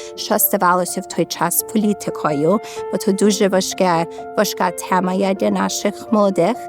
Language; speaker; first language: Ukrainian; early bilingual, heritage; Ukrainian